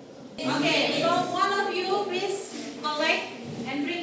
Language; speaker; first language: English; non-native, fluent; Indonesian